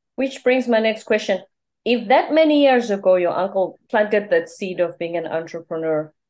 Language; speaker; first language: English; non-native, local second language; Zulu